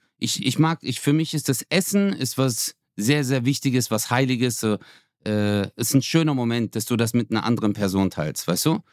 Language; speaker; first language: German; early bilingual, other home language; Turkish